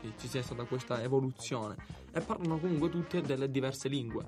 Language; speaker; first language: Italian; native; Italian